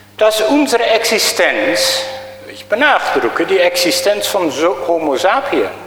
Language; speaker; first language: German; native; German